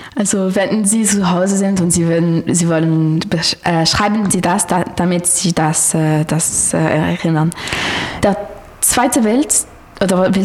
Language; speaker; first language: German; non-native, learner; French